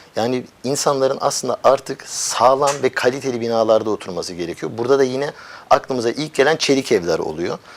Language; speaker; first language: Turkish; early bilingual, heritage; Turkish